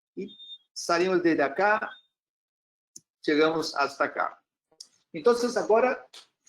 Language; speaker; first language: Spanish; non-native, learner; Portuguese